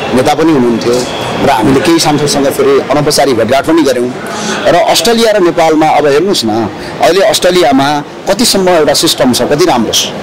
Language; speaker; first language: Nepali; native; Nepali